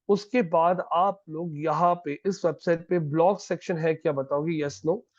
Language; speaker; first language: Hindi; non-native, local second language; Marathi